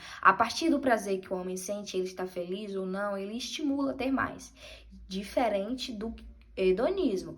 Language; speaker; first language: Portuguese; native; Portuguese